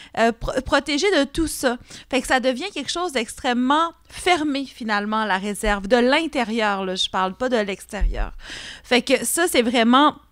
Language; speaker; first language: French; non-native, local second language; Innu-aimun